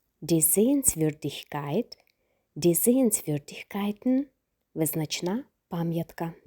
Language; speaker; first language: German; non-native, fluent; Ukrainian